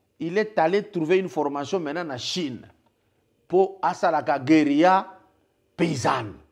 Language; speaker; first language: French; non-native, local second language; Lingala